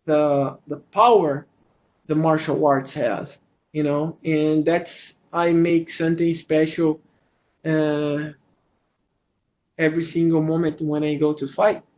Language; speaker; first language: English; non-native, learner; Portuguese